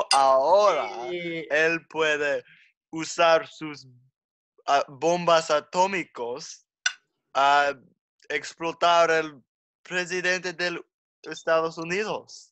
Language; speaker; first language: Spanish; non-native, learner; English